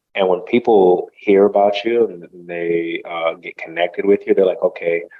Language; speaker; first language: English; early bilingual, other home language; Haitian Creole